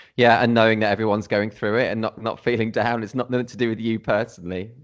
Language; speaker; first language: English; native; English